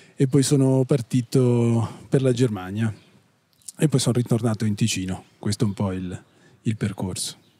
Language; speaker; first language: Italian; native; Italian